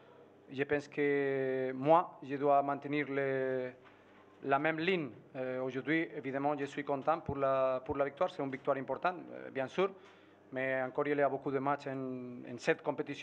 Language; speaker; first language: French; non-native, fluent; Spanish